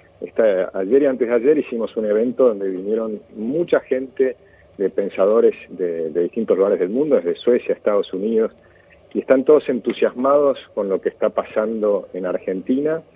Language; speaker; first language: Spanish; native; Spanish